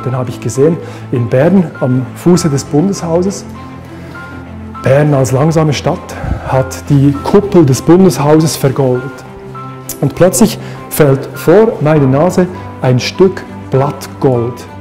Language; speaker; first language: German; native; German